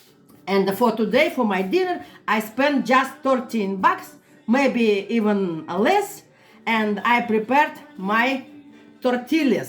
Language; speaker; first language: English; non-native, learner; Russian